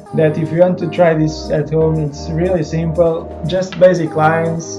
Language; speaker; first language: English; non-native, fluent; Portuguese